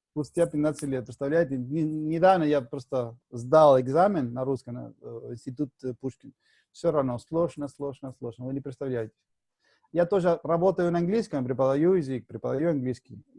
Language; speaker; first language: Russian; non-native, fluent; Spanish